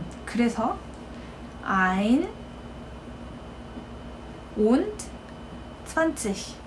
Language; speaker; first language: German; non-native, fluent; Korean